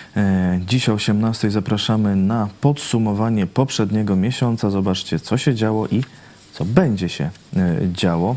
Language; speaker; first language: Polish; native; Polish